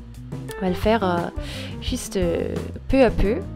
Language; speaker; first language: French; non-native, fluent; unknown